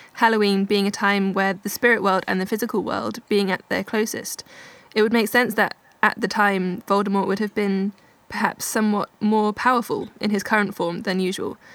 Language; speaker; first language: English; native; English